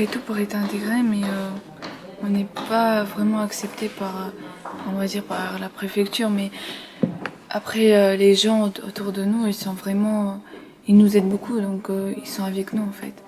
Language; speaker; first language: French; early bilingual, other home language; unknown